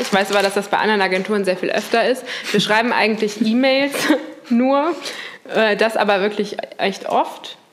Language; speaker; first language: German; native; German